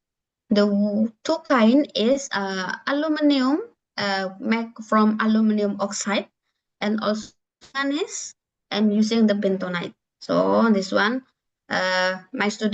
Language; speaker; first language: English; non-native, learner; Indonesian